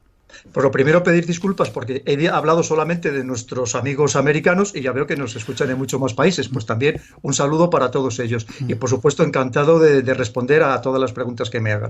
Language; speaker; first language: Spanish; native; Spanish